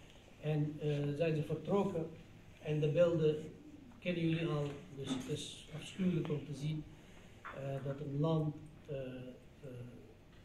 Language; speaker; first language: Dutch; non-native, fluent; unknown